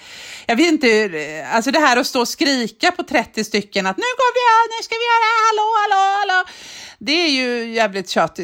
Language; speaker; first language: Swedish; native; Swedish